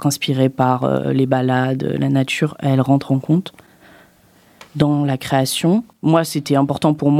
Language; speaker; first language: French; native; French